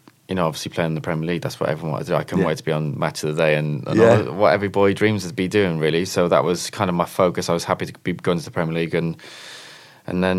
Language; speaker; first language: English; native; English